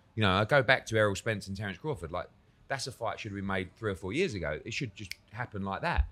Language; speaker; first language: English; native; English